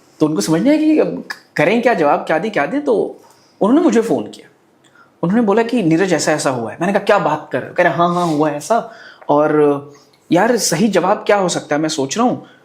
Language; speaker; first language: Hindi; non-native, local second language; Bhojpuri